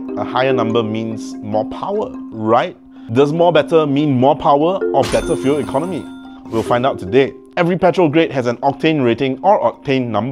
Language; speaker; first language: English; native; English